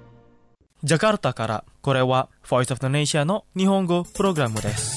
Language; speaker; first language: Japanese; non-native, fluent; Indonesian